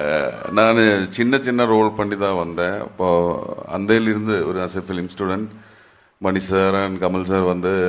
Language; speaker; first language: Tamil; non-native, learner; Malayalam